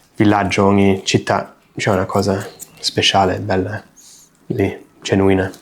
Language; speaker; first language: Italian; non-native, fluent; English